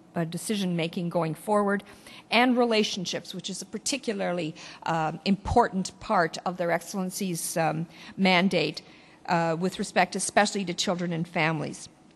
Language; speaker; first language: English; native; English